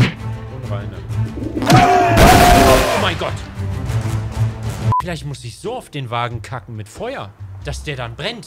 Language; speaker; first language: German; native; German